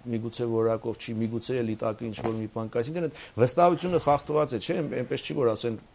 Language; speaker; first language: Armenian; native; Armenian